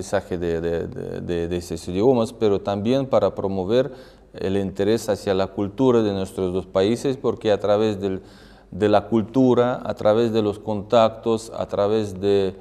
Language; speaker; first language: Spanish; non-native, fluent; Russian